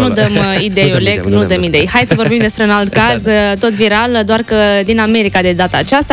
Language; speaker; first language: Romanian; native; Romanian